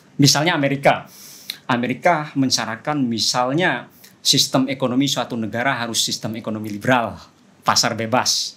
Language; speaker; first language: Indonesian; non-native, local second language; Madurese